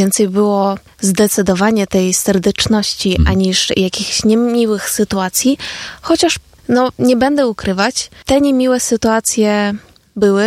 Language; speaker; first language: Polish; non-native, fluent; Ukrainian